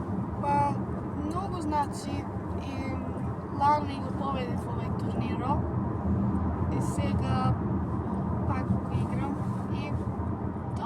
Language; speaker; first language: Macedonian; early bilingual, heritage; Macedonian